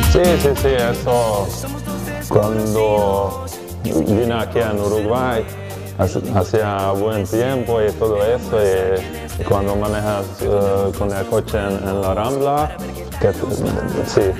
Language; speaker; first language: Spanish; non-native, fluent; Hungarian